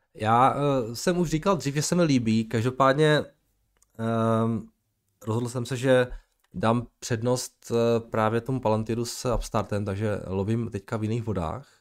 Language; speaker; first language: Czech; native; Czech